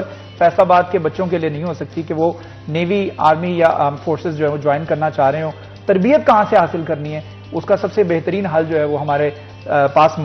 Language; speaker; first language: Hindi; non-native, local second language; Punjabi